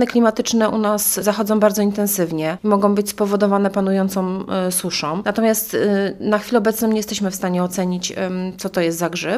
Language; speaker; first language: Polish; native; Polish